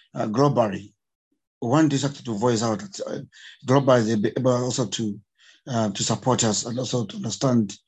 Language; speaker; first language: English; non-native, local second language; Bemba